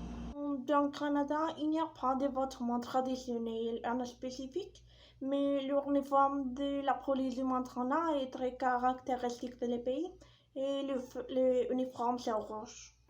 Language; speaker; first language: French; non-native, learner; Spanish